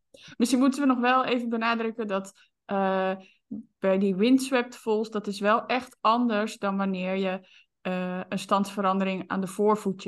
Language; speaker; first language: Dutch; native; Dutch